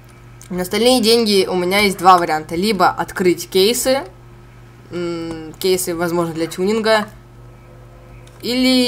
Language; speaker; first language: Russian; native; Russian